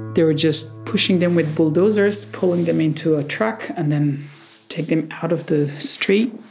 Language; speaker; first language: English; non-native, fluent; Persian